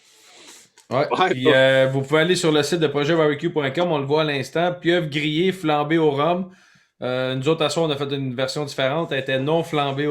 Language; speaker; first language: French; native; French